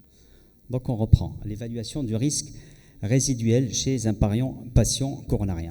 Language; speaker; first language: French; non-native, local second language; Arabic